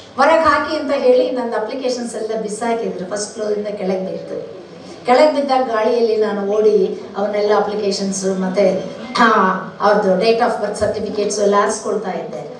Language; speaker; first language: Kannada; non-native, local second language; Telugu